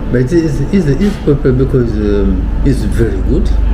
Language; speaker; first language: English; non-native, fluent; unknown